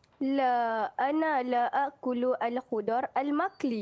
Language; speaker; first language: Arabic; non-native, learner; Malay